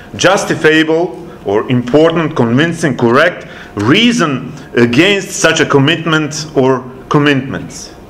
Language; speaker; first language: English; non-native, fluent; Serbian